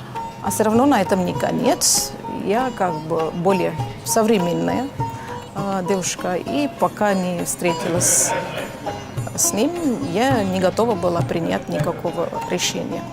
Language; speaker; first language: Russian; non-native, fluent; Tamil